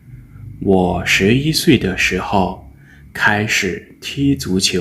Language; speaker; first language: Chinese; non-native, fluent; Lao